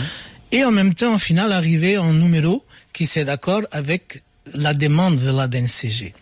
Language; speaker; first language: French; non-native, fluent; Portuguese